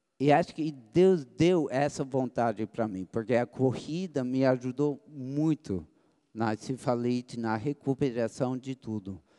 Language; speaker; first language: Portuguese; early bilingual, other home language; English